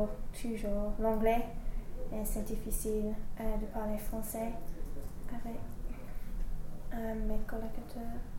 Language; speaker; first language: French; non-native, learner; English